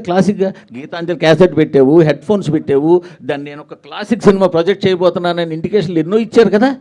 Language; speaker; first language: Telugu; native; Telugu